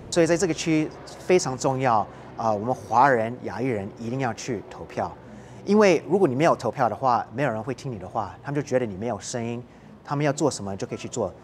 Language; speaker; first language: Chinese; early bilingual, heritage; Chinese